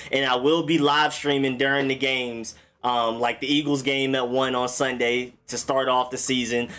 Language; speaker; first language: English; native; English